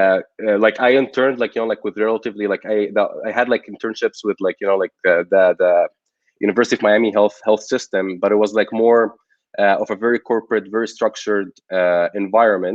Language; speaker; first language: English; non-native, local second language; Arabic